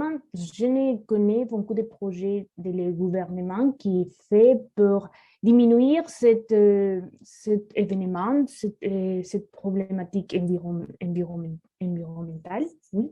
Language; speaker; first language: French; non-native, learner; Spanish